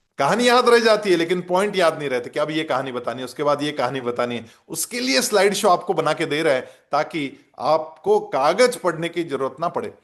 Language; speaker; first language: Hindi; non-native, local second language; Marathi